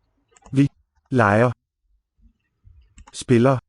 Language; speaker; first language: Danish; non-native, learner; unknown